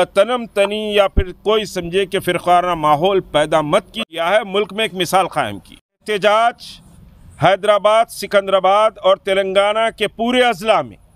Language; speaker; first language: Hindi; non-native, local second language; Urdu